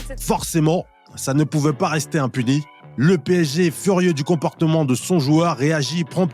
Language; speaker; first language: French; native; French